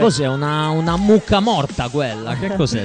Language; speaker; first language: Italian; native; Italian